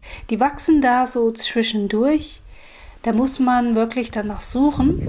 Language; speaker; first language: German; native; German